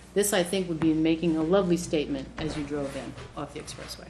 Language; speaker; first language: English; native; English